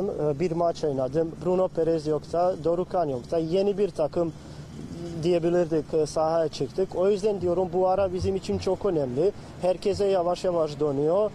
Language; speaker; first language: Turkish; non-native, learner; Bosnian